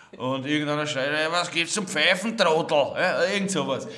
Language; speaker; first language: German; native; German